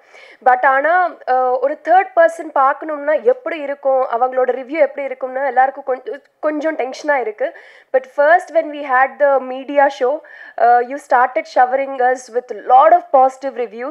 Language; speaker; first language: Tamil; non-native, learner; Telugu